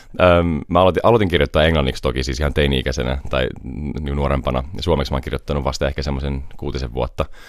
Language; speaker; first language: Finnish; early bilingual, heritage; Finnish